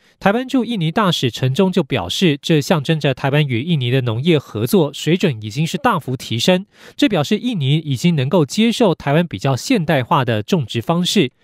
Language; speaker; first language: Chinese; native; Chinese